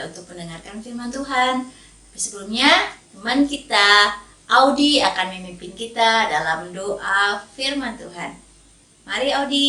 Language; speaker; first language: Indonesian; native; Indonesian